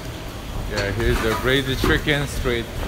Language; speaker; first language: English; non-native, fluent; Korean